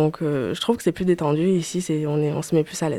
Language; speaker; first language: French; early bilingual, other home language; Chinese